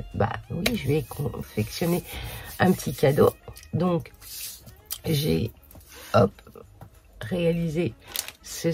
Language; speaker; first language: French; native; French